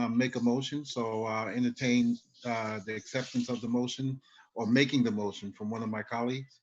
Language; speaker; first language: English; native; English